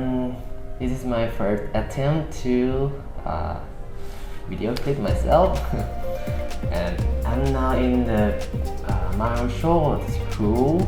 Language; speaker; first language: English; non-native, learner; Thai